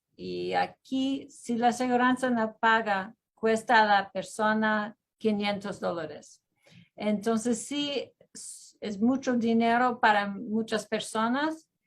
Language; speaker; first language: Spanish; early bilingual, heritage; Spanish